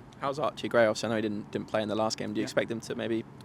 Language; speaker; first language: English; native; English